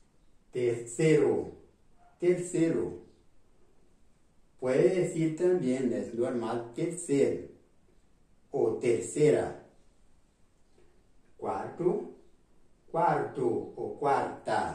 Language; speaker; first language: Spanish; non-native, fluent; Portuguese